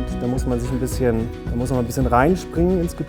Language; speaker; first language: German; native; German